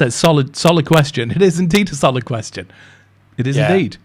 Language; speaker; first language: English; native; English